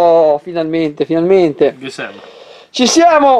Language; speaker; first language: Italian; native; Italian